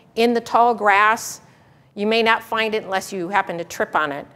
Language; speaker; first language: English; native; English